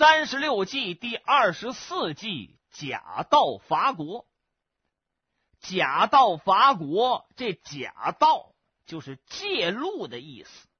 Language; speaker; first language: Chinese; native; Chinese